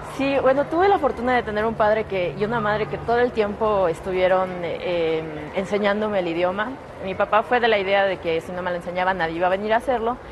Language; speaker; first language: Spanish; non-native, local second language; Yucateco